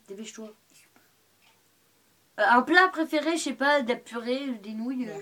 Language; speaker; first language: French; native; French